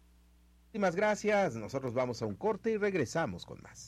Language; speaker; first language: Spanish; native; Spanish